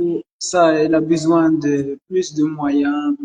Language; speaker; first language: French; non-native, local second language; Arabic